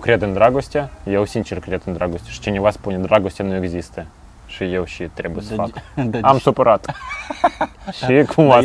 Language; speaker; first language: Romanian; non-native, local second language; Russian